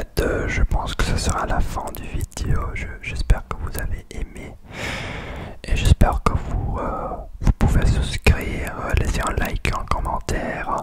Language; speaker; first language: French; non-native, learner; English